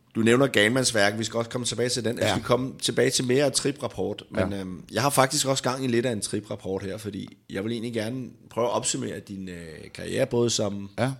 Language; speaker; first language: Danish; native; Danish